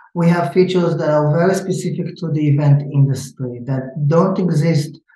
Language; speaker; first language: English; non-native, fluent; Hebrew